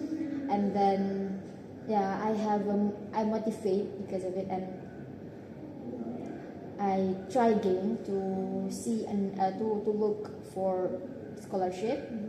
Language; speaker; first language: English; non-native, learner; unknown